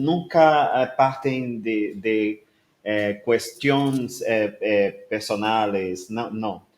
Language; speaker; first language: Spanish; non-native, learner; Portuguese